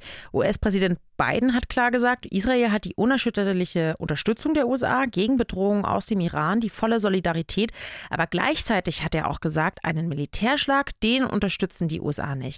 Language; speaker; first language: German; native; German